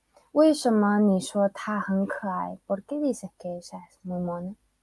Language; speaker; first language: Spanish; non-native, fluent; Chinese